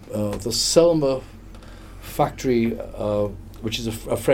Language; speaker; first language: English; native; English